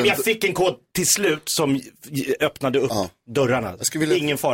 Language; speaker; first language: Swedish; native; Swedish